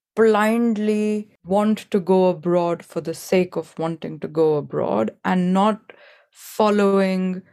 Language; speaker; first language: English; non-native, local second language; Hindi